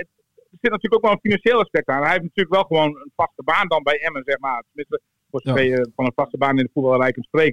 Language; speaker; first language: Dutch; native; Dutch